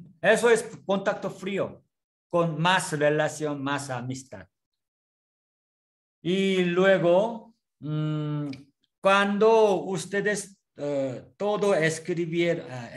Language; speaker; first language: Spanish; non-native, learner; Korean